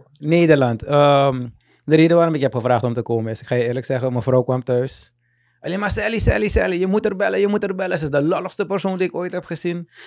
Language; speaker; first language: Dutch; native; Dutch